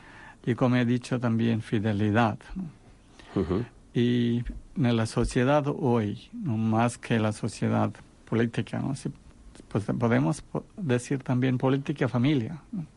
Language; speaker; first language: Spanish; non-native, fluent; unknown